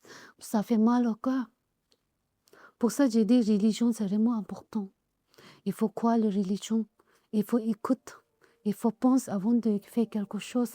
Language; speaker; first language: French; non-native, learner; Tibetan